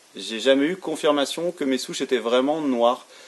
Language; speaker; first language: French; native; French